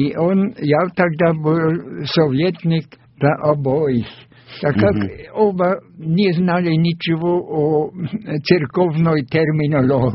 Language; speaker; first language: Russian; non-native, fluent; German